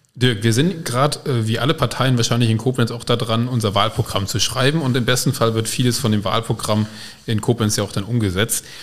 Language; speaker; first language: German; native; German